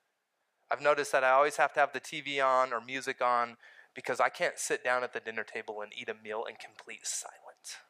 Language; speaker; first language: English; native; English